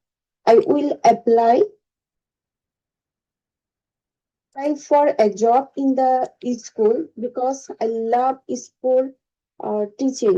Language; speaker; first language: English; non-native, learner; Bangla